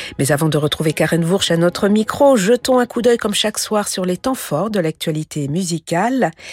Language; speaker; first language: French; native; French